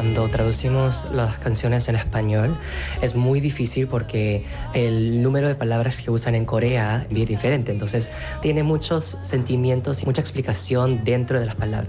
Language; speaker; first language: Spanish; non-native, fluent; Korean